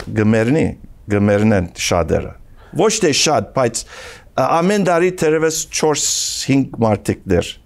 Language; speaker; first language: Armenian; early bilingual, heritage; Armenian